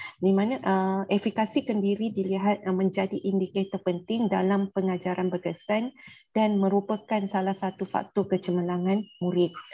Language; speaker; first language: Malay; native; Malay